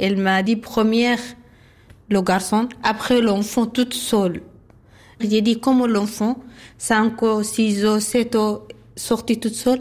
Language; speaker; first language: French; non-native, learner; Arabic